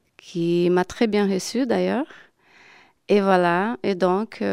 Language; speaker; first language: French; non-native, fluent; Portuguese